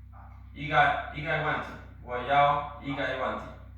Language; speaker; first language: Chinese; non-native, learner; Spanish